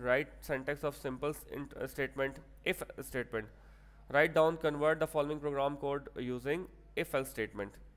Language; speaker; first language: English; non-native, local second language; Urdu